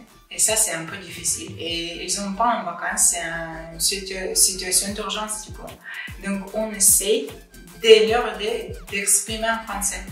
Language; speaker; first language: French; non-native, learner; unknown